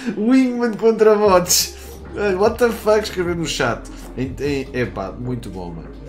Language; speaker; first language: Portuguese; native; Portuguese